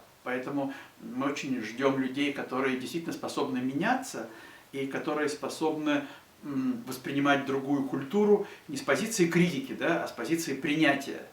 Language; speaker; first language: Russian; native; Russian